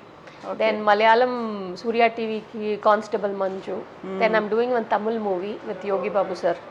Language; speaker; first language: Telugu; non-native, learner; Tamil